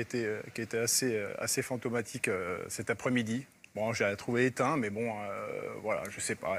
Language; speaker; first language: French; native; French